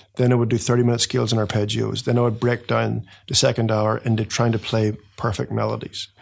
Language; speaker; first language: English; native; English